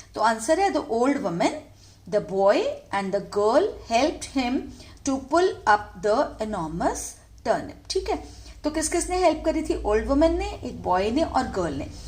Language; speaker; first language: Hindi; native; Hindi